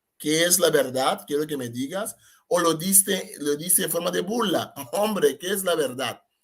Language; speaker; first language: Spanish; non-native, fluent; Papiamento